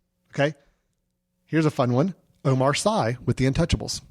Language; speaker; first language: English; native; English